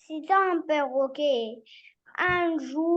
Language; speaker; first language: French; non-native, learner; Arabic